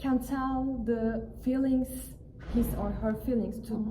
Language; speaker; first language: English; non-native, fluent; Turkish